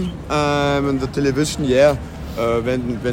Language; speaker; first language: English; non-native, learner; German